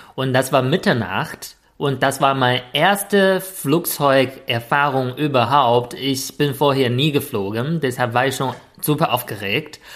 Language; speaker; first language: German; non-native, fluent; Chinese